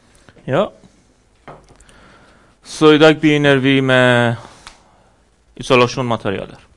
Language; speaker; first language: Norwegian; non-native, fluent; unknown